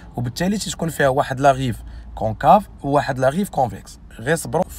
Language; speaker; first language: French; non-native, local second language; Arabic